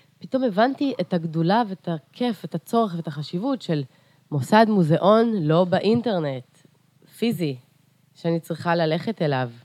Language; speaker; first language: Hebrew; early bilingual, other home language; Russian